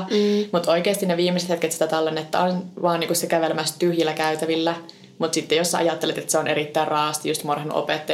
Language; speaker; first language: Finnish; native; Finnish